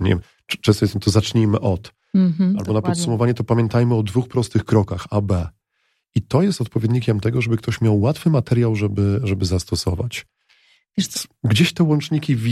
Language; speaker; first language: Polish; native; Polish